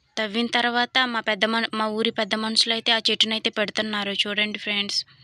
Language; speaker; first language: Telugu; non-native, local second language; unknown